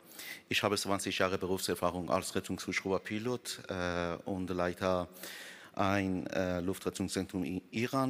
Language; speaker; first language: German; non-native, learner; Persian